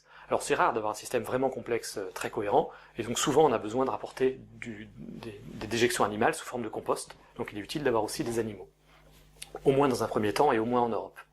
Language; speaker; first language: French; native; French